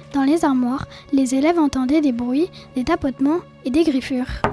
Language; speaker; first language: French; native; French